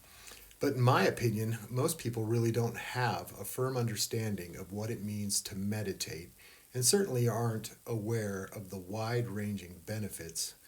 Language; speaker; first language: English; native; English